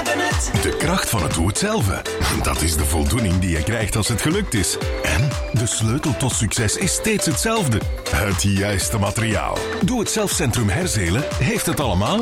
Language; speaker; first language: Dutch; native; Dutch